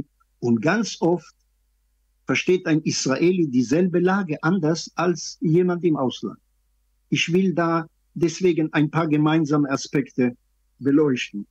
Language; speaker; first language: German; non-native, fluent; Hebrew